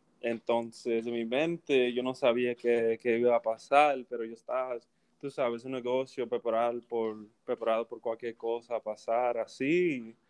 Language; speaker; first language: Spanish; early bilingual, heritage; English